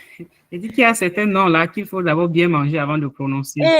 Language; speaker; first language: French; non-native, local second language; Ghomala